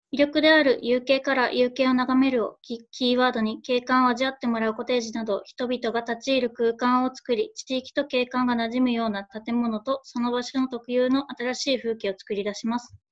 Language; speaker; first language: Japanese; native; Japanese